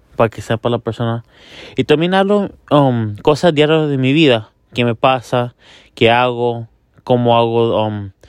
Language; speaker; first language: Spanish; early bilingual, heritage; Spanish